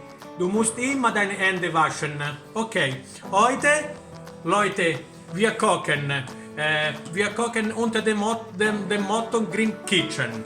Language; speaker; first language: German; non-native, learner; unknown